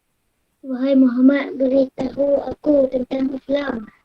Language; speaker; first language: Indonesian; non-native, learner; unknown